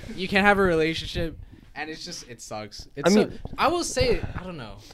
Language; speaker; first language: English; non-native, local second language; Cantonese